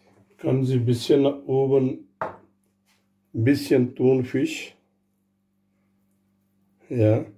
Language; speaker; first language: German; non-native, learner; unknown